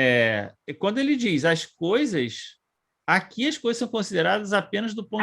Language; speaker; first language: Portuguese; native; Portuguese